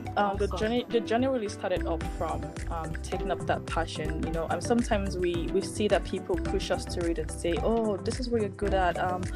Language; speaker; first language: English; non-native, local second language; Yoruba